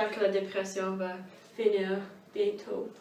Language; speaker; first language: French; non-native, learner; English